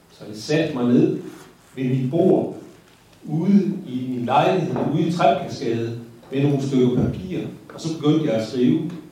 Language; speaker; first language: Danish; native; Danish